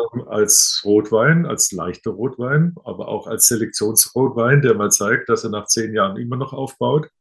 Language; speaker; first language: German; native; German